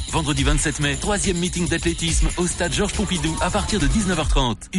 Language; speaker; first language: French; native; French